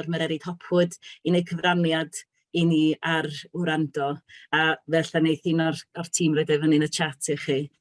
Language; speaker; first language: Welsh; native; Welsh